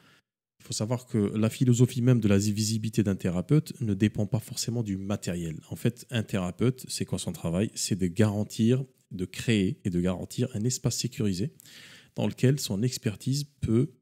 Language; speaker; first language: French; native; French